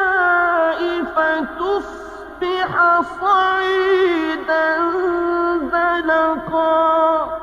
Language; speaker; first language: Arabic; native; Arabic